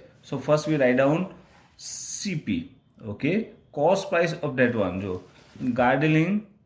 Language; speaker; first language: English; non-native, local second language; Gujarati